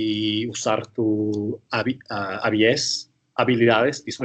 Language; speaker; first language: Spanish; early bilingual, heritage; English